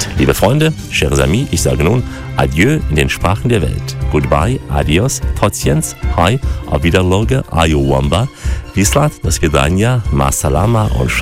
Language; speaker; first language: German; native; German